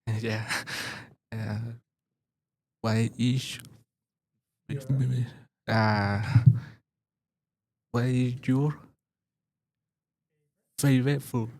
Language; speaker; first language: English; non-native, learner; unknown